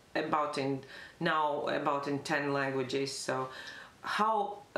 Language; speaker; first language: English; non-native, fluent; Latvian